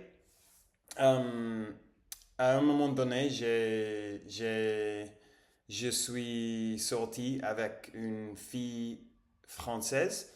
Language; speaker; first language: French; non-native, learner; English